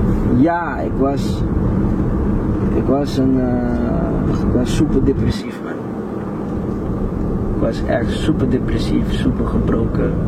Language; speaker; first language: Dutch; non-native, local second language; Papiamento